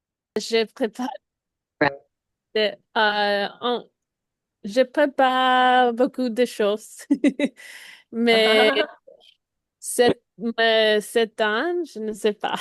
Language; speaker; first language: French; non-native, learner; Spanish